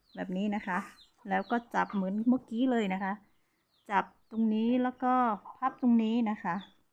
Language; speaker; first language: Thai; non-native, local second language; Hmong